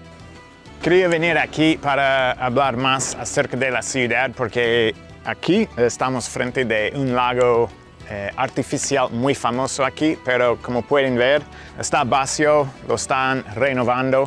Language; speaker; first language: Spanish; non-native, fluent; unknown